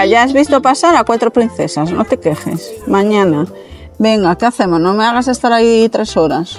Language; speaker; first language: Spanish; native; Spanish